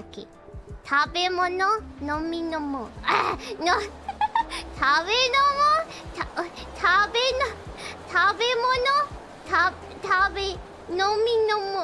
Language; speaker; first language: Japanese; non-native, learner; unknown